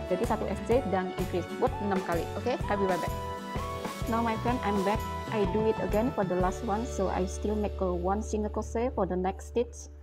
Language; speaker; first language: English; non-native, learner; Indonesian